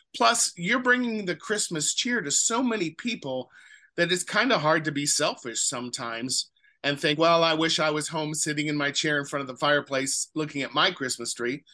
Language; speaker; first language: English; native; English